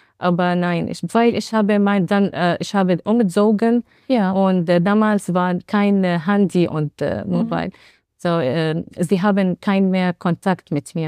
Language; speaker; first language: German; non-native, learner; Arabic